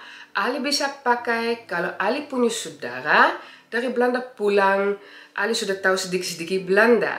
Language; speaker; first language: Indonesian; early bilingual, heritage; Indonesian